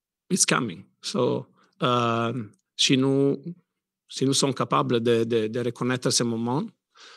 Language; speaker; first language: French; non-native, learner; Italian